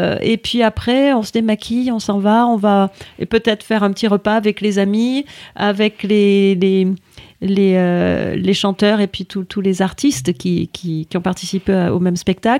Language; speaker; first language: French; native; French